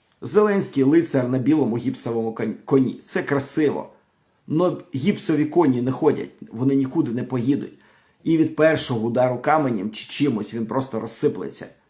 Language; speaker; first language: Ukrainian; non-native, local second language; Russian